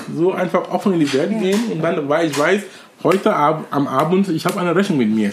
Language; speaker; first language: German; non-native, fluent; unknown